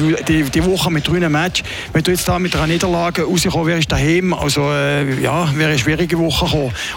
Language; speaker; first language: German; native; German